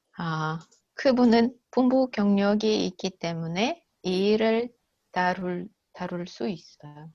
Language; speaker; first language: Korean; non-native, learner; Russian